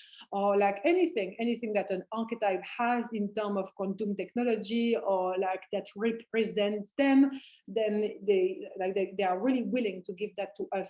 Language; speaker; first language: English; non-native, fluent; French